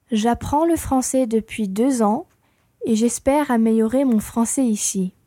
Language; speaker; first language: French; non-native, learner; English